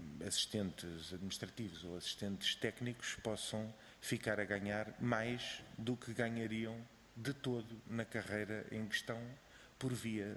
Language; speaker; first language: Portuguese; native; Portuguese